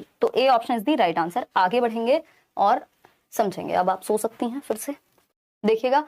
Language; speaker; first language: Hindi; native; Hindi